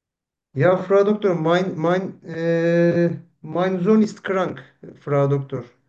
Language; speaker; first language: German; non-native, learner; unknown